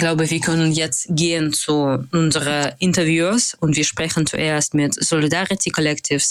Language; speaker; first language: German; non-native, fluent; Russian